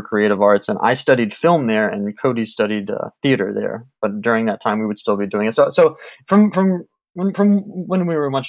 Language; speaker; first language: English; native; English